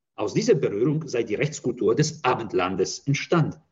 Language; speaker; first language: German; non-native, fluent; Polish